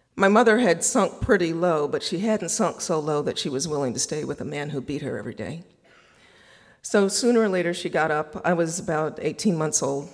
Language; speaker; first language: English; native; English